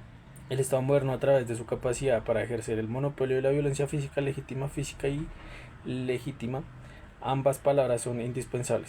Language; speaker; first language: Spanish; native; Spanish